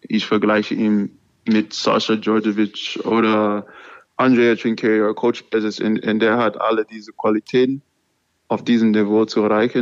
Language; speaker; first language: German; non-native, learner; English